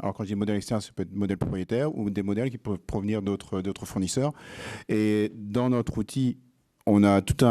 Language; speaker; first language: French; native; French